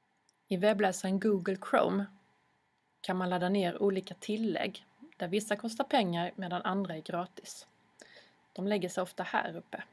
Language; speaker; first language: Swedish; native; Swedish